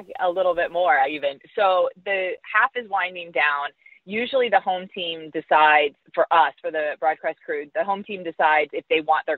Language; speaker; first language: English; native; English